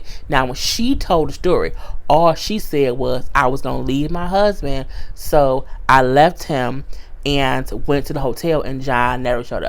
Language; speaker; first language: English; native; English